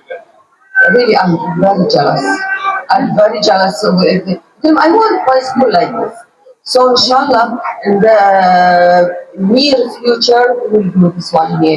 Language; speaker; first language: English; non-native, learner; Arabic